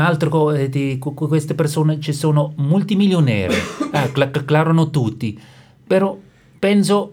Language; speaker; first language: Italian; non-native, learner; German